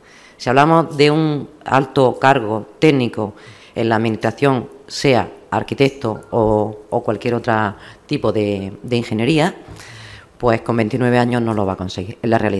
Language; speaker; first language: Spanish; native; Spanish